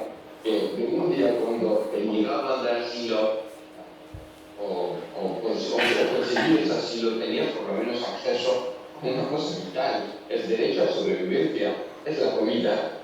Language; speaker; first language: Spanish; non-native, learner; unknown